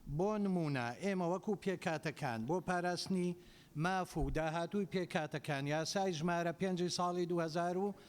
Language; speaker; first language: Central Kurdish; non-native, local second language; Assyrian Neo-Aramaic